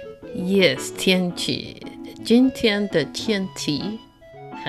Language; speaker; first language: Chinese; non-native, learner; English